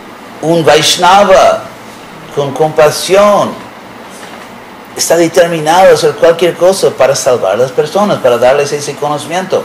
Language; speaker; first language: Spanish; non-native, fluent; English